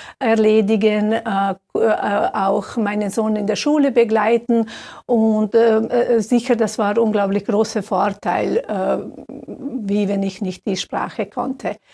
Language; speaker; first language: German; non-native, fluent; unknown